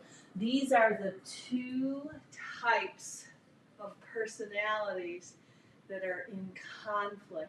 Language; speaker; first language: English; native; English